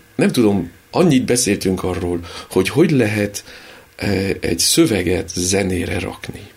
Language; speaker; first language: Hungarian; early bilingual, other home language; French